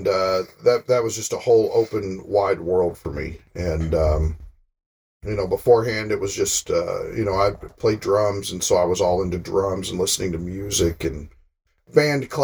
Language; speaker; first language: English; native; English